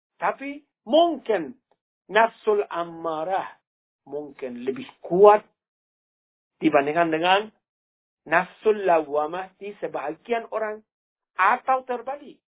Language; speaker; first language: Indonesian; non-native, fluent; Persian